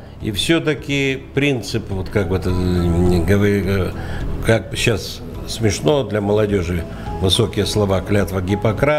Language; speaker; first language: Russian; native; Russian